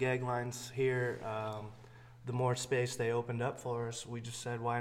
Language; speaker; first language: English; native; English